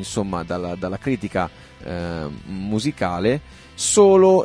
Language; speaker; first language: Italian; native; Italian